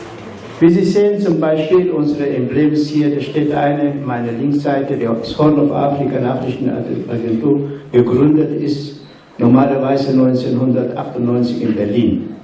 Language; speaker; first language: German; non-native, fluent; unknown